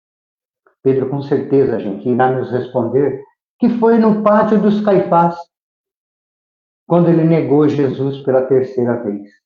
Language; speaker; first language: Portuguese; native; Portuguese